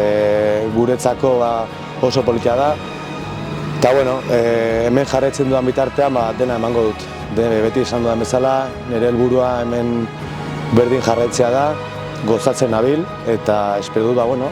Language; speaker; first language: Basque; non-native, local second language; Spanish